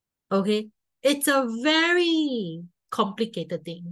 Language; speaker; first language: English; non-native, local second language; Chinese